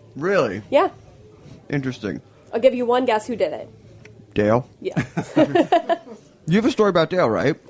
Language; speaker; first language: English; native; English